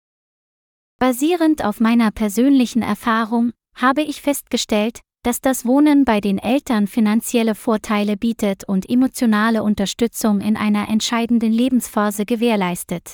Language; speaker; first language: German; non-native, learner; Vietnamese